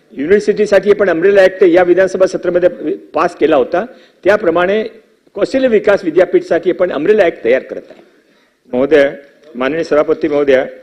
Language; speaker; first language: Marathi; non-native, local second language; Hindi